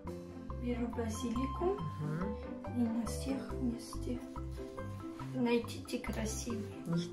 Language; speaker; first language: Russian; early bilingual, heritage; Russian